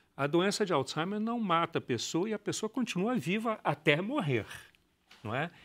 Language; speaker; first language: Portuguese; native; Portuguese